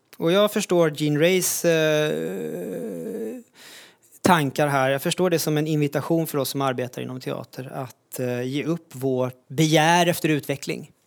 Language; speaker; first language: Swedish; native; Swedish